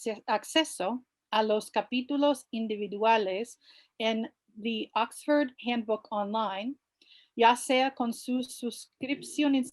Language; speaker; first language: Spanish; non-native, fluent; English